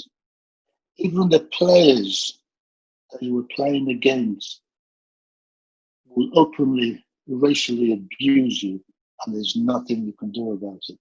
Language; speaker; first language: English; native; English